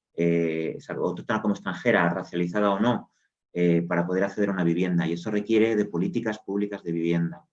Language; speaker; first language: Spanish; native; Spanish